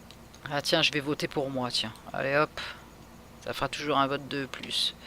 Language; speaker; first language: French; native; French